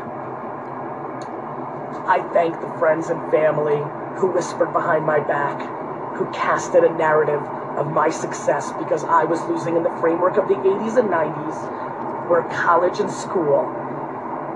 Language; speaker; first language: English; early bilingual, other home language; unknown